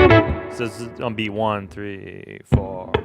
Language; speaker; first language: English; native; English